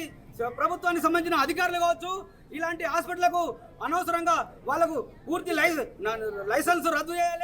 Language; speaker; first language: Telugu; native; Telugu